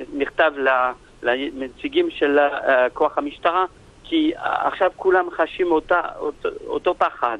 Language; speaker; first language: Hebrew; non-native, fluent; French